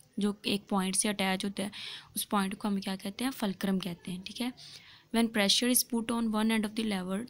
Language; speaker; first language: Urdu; non-native, local second language; Punjabi